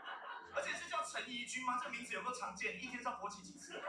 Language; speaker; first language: Chinese; native; Chinese